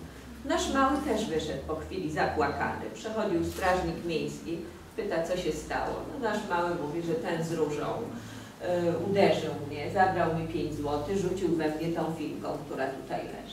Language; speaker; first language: Polish; native; Polish